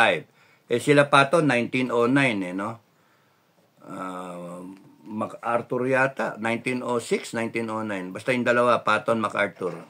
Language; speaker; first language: Filipino; native; Filipino